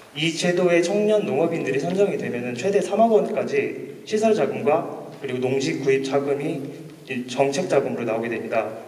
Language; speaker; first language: Korean; native; Korean